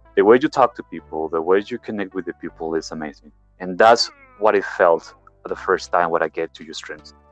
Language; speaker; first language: English; non-native, learner; Spanish